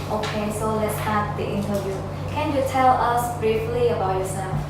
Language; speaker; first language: English; non-native, learner; Khmer